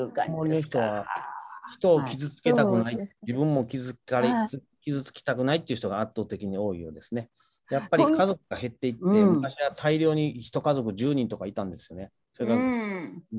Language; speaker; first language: Japanese; native; Japanese